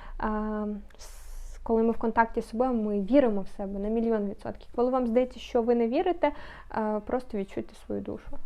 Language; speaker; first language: Ukrainian; non-native, local second language; Russian